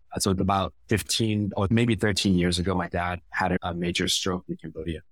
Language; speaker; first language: English; non-native, fluent; Khmer